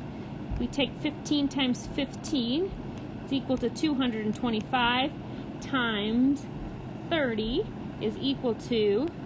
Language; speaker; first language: English; native; English